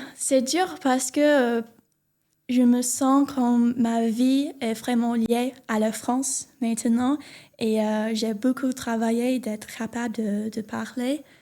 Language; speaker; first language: French; non-native, learner; English